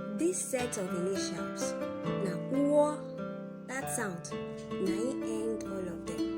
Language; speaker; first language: Nigerian Pidgin; non-native, local second language; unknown